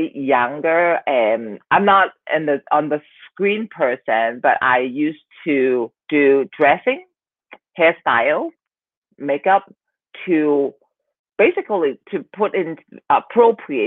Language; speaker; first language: English; non-native, local second language; Cantonese